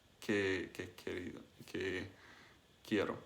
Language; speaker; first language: Spanish; non-native, learner; English